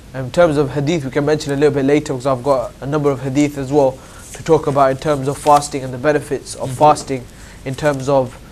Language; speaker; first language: English; native; English